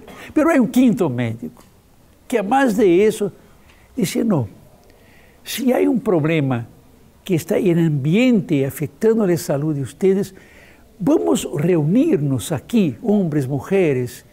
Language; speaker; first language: Spanish; non-native, fluent; Portuguese